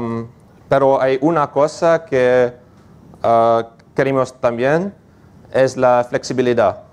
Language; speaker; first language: Spanish; non-native, learner; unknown